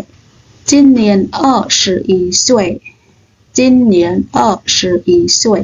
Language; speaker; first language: Chinese; non-native, fluent; Khmer